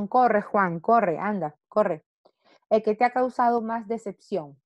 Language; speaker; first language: Spanish; native; Spanish